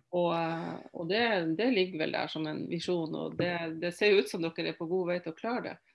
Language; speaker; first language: Norwegian; native; Norwegian